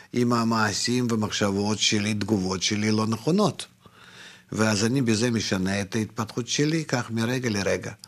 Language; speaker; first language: Hebrew; non-native, fluent; Russian